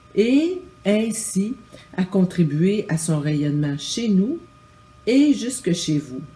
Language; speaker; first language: French; native; French